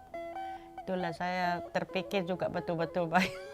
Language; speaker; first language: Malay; non-native, local second language; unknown